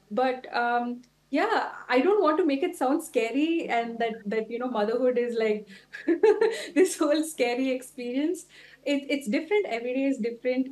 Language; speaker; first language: English; non-native, local second language; Tulu